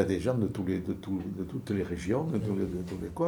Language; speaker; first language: French; native; French